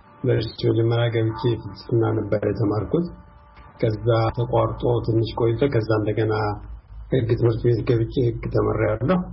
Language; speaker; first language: Amharic; non-native, local second language; Tigrinya